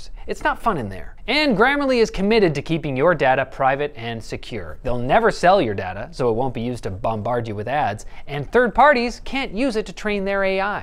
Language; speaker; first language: English; native; English